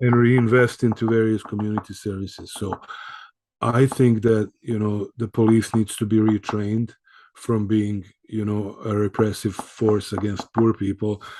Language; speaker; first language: English; early bilingual, other home language; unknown